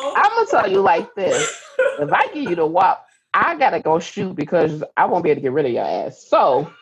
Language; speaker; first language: English; native; English